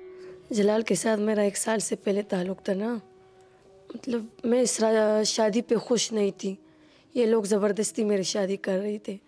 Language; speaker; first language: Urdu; non-native, local second language; Pashto